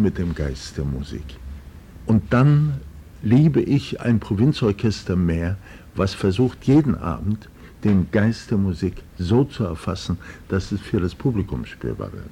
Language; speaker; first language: German; native; German